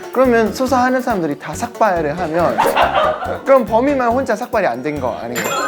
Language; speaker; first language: Korean; non-native, fluent; Thai